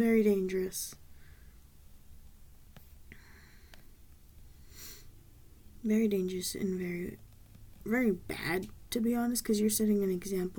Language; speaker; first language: English; native; English